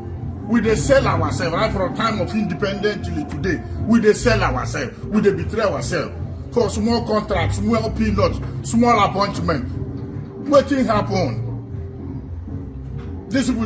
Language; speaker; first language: Nigerian Pidgin; non-native, local second language; Igbo